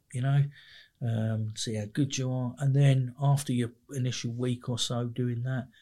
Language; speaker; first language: English; native; English